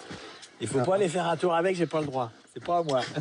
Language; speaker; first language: French; native; French